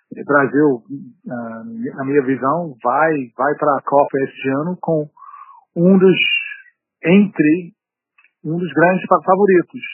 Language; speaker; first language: Portuguese; non-native, fluent; English